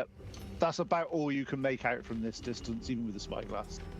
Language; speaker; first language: English; native; English